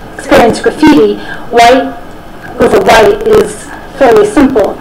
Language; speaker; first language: English; native; English